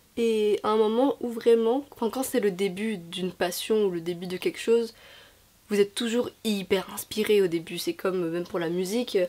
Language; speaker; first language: French; native; French